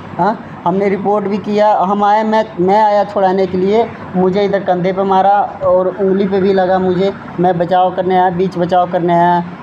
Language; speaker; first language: Hindi; native; Hindi